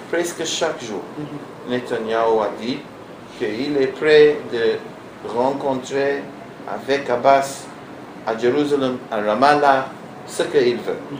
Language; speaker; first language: French; non-native, learner; Hebrew